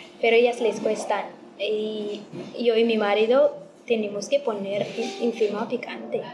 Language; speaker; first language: Spanish; non-native, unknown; Amharic